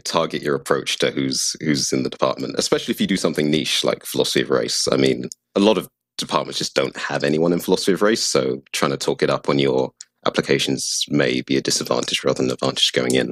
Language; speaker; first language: English; native; English